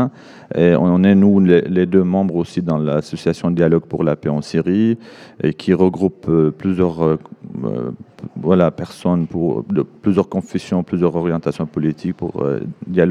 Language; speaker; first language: French; non-native, fluent; Arabic